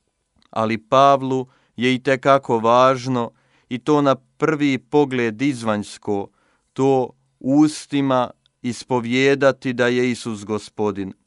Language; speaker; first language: Croatian; native; Croatian